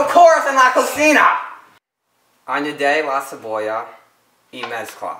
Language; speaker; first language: Spanish; non-native, learner; English